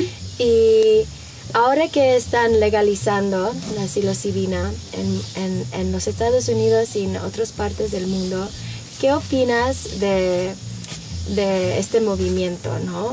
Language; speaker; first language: Spanish; early bilingual, heritage; Spanish